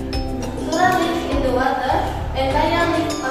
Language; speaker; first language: English; non-native, fluent; Indonesian